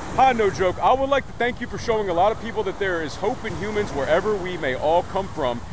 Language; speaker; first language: English; native; English